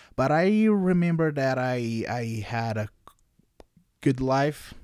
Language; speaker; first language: English; non-native, fluent; Portuguese